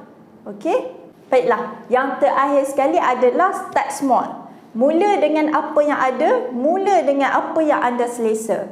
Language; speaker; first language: Malay; native; Malay